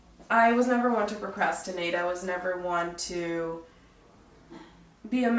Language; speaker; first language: English; native; English